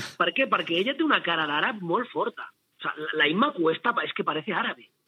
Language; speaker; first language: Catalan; early bilingual, other home language; Arabic